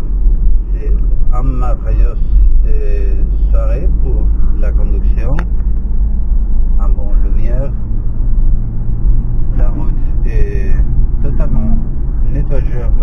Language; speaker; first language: French; non-native, learner; Spanish